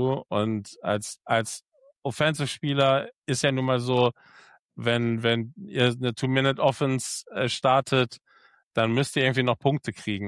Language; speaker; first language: German; native; German